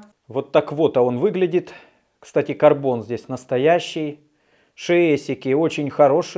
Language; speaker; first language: Russian; native; Russian